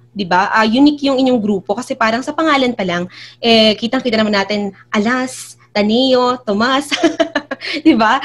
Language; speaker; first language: Filipino; native; Filipino